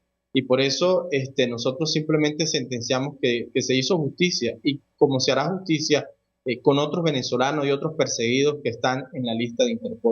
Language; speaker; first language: Spanish; native; Spanish